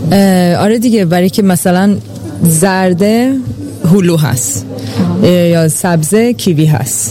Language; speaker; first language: Persian; early bilingual, heritage; Persian